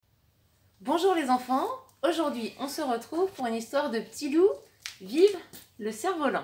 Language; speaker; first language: French; native; French